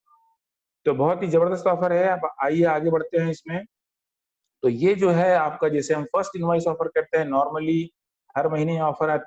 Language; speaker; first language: Hindi; native; Hindi